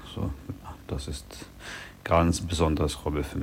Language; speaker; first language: German; non-native, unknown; Russian